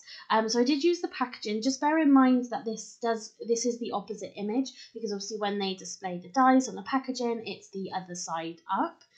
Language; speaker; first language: English; native; English